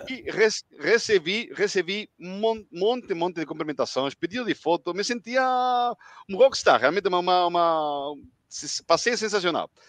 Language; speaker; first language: Portuguese; non-native, fluent; Spanish